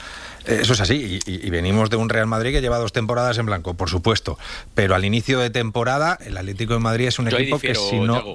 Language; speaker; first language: Spanish; native; Spanish